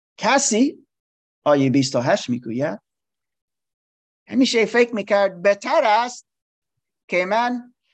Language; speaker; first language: Persian; non-native, learner; English